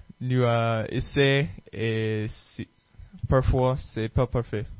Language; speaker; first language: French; non-native, learner; English